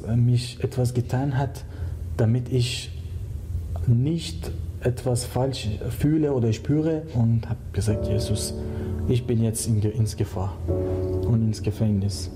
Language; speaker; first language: German; non-native, learner; Persian